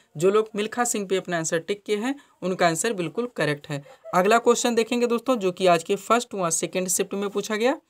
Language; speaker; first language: Hindi; native; Hindi